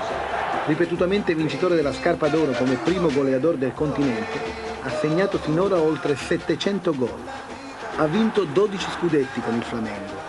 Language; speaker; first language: Italian; native; Italian